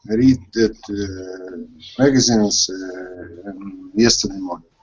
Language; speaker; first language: English; non-native, learner; Russian